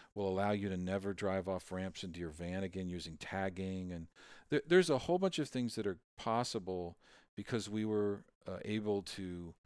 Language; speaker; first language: English; native; English